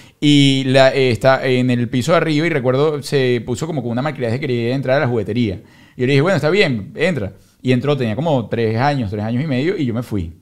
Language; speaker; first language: Spanish; native; Spanish